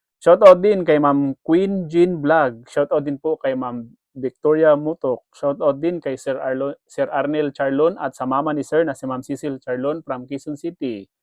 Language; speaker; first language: Filipino; non-native, local second language; Cebuano